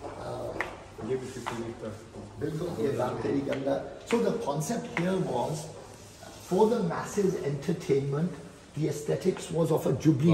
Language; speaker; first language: English; non-native, local second language; Hindi